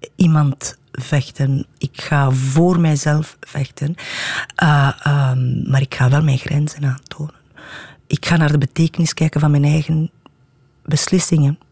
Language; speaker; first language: Dutch; native; Dutch